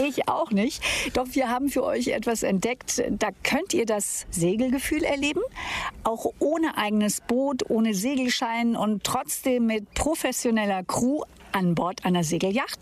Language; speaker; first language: German; native; German